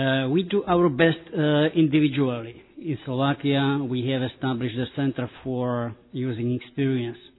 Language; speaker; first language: English; non-native, fluent; Slovak